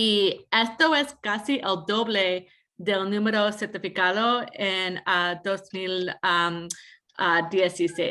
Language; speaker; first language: Spanish; non-native, fluent; English